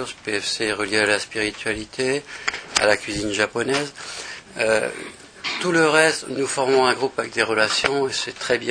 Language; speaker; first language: French; native; French